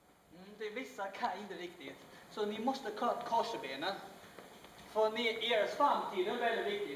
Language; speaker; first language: Swedish; non-native, learner; Chinese